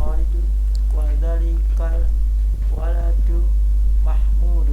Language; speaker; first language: Arabic; non-native, learner; Indonesian